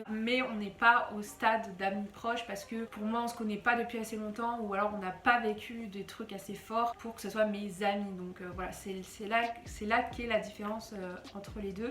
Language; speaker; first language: French; native; French